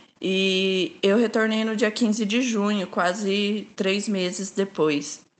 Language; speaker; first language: Portuguese; native; Portuguese